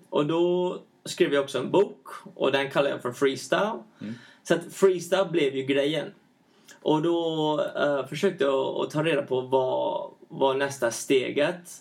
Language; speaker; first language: Swedish; early bilingual, heritage; Swedish